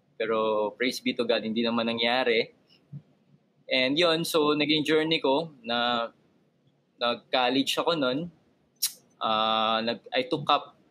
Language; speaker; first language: Filipino; native; Filipino